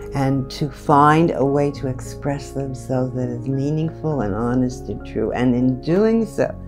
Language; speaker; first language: English; native; English